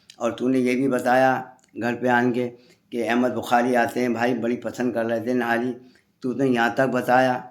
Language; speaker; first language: Urdu; native; Urdu